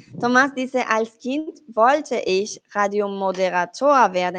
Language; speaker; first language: German; non-native, learner; Spanish